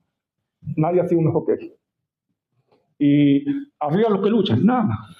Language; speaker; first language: Spanish; native; Spanish